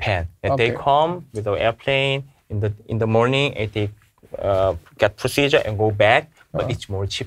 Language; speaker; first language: English; non-native, learner; Korean